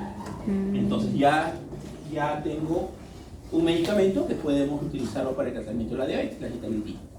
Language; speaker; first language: Spanish; native; Spanish